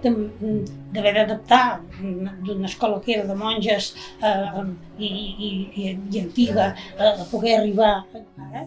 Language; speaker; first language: Catalan; native; Catalan